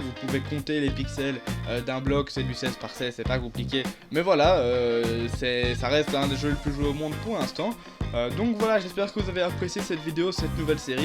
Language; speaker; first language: French; native; French